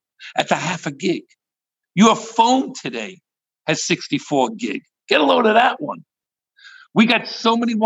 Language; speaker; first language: English; native; English